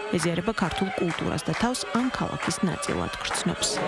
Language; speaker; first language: Georgian; native; Georgian